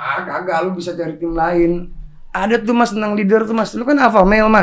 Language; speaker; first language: Indonesian; native; Indonesian